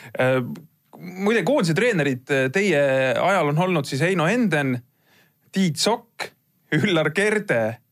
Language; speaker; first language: Estonian; native; Estonian